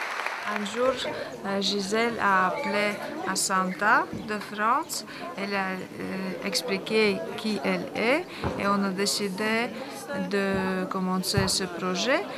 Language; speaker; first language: French; non-native, fluent; Latvian